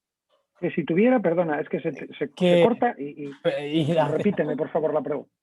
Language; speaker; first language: Spanish; native; Spanish